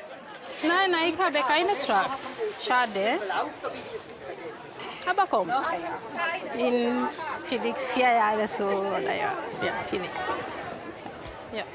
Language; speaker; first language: German; non-native, learner; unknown